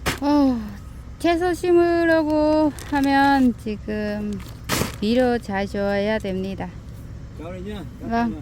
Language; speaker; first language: Korean; non-native, learner; Vietnamese